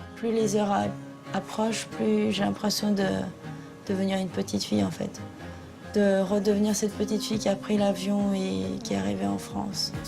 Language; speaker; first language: French; early bilingual, other home language; Korean